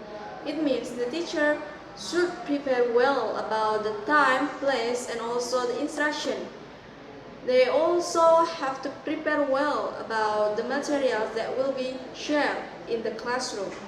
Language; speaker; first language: English; non-native, learner; Indonesian